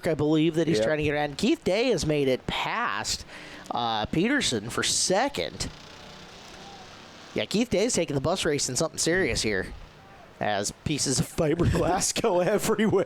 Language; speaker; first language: English; native; English